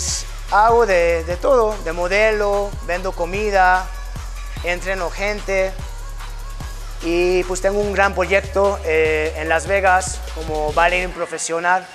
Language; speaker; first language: Spanish; non-native, fluent; Hungarian